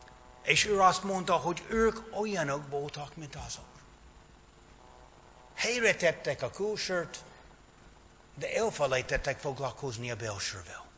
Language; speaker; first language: Hungarian; non-native, fluent; English